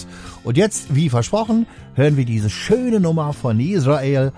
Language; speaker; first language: German; native; German